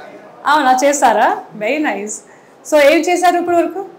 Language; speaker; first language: Telugu; non-native, learner; Hindi